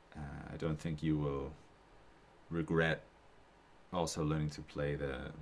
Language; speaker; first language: English; native; English